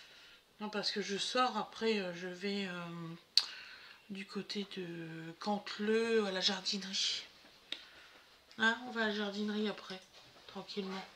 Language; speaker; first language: French; native; French